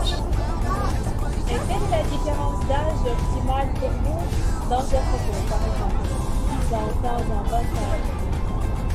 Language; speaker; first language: French; non-native, learner; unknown